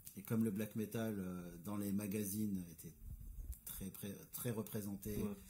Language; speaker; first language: French; non-native, local second language; Arabic